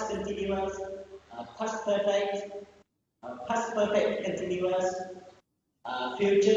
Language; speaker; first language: English; non-native, learner; Vietnamese